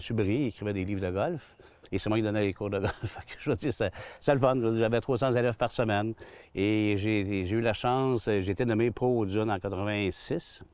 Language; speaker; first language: French; native; French